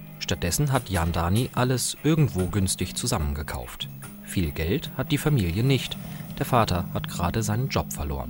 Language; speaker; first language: German; native; German